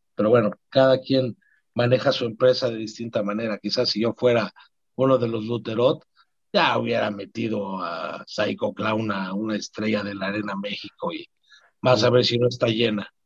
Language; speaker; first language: Spanish; native; Spanish